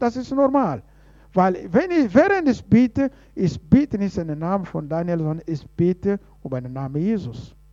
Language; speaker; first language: German; non-native, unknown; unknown